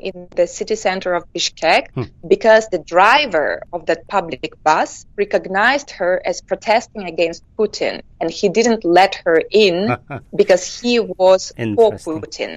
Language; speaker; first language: English; non-native, fluent; Kyrgyz